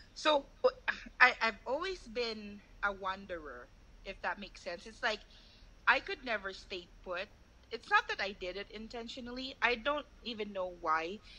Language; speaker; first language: English; non-native, local second language; Cebuano